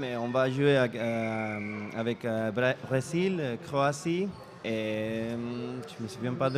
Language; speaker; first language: French; non-native, fluent; Spanish